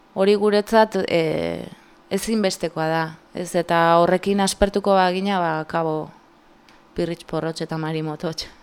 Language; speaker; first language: Basque; native; Basque